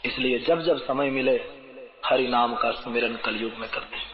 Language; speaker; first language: Hindi; non-native, local second language; Gujarati